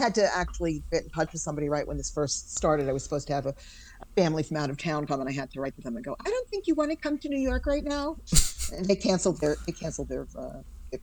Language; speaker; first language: English; native; English